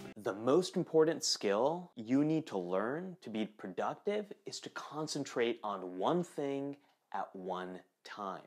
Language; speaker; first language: English; native; English